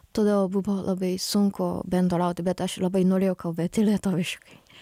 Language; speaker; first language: Lithuanian; non-native, learner; Japanese